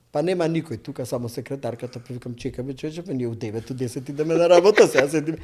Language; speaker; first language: Macedonian; native; Macedonian